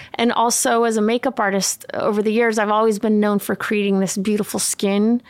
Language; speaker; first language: English; early bilingual, other home language; Swedish